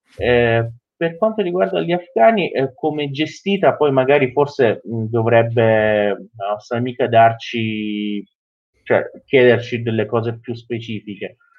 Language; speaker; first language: Italian; non-native, fluent; Persian